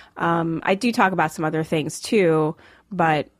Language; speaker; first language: English; native; English